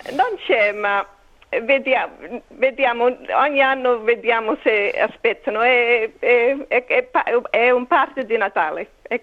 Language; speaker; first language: Italian; early bilingual, heritage; English